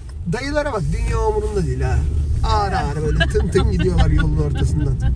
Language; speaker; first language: Turkish; native; Turkish